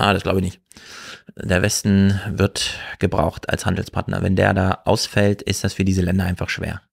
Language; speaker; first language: German; native; German